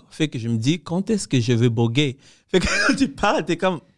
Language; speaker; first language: French; non-native, fluent; Spanish